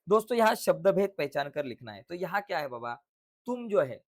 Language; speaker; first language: Hindi; non-native, local second language; Marathi